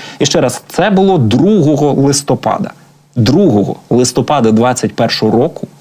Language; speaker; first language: Ukrainian; native; Ukrainian